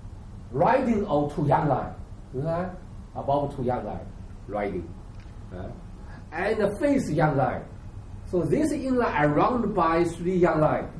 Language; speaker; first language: English; non-native, learner; Chinese